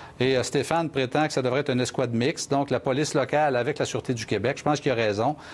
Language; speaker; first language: French; native; French